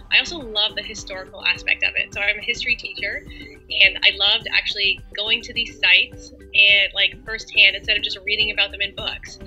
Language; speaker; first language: English; native; English